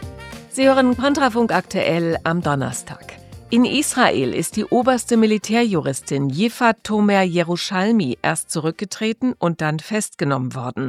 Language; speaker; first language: German; native; German